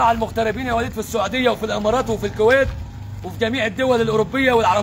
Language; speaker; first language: Arabic; native; Arabic